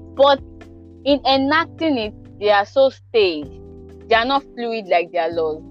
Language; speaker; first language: English; non-native, local second language; Yoruba